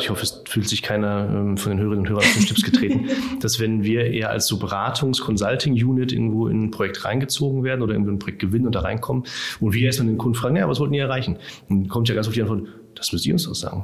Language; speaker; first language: German; native; German